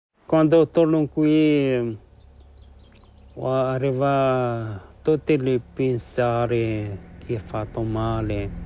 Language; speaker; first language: Italian; non-native, learner; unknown